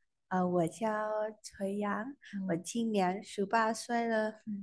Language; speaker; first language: Chinese; non-native, learner; Vietnamese